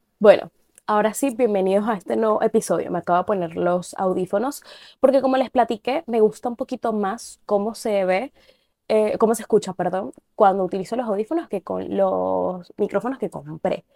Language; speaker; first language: Spanish; native; Spanish